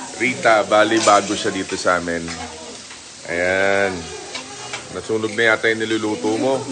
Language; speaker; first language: Filipino; native; Filipino